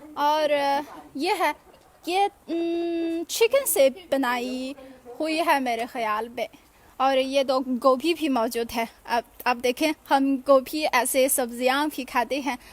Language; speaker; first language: Urdu; non-native, fluent; Chinese